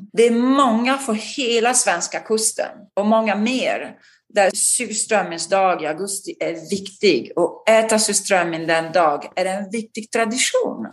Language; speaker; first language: Swedish; non-native, fluent; Italian